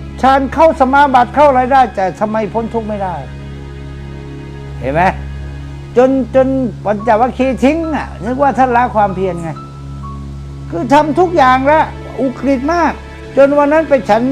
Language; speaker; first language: Thai; native; Thai